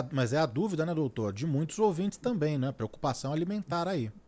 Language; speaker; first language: Portuguese; native; Portuguese